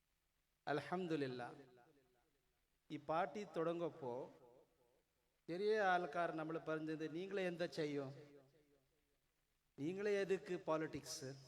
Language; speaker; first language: Malayalam; non-native, learner; Urdu